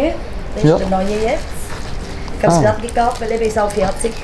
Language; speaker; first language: German; non-native, fluent; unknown